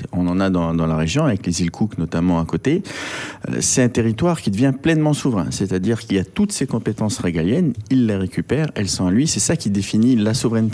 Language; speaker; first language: French; native; French